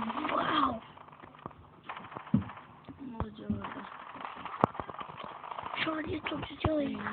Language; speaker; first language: Russian; non-native, learner; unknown